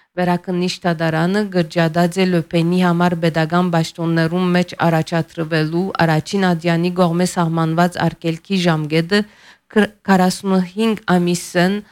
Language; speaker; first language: Armenian; early bilingual, heritage; Armenian